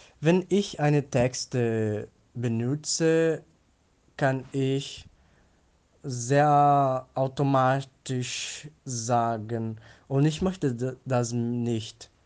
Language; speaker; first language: German; non-native, learner; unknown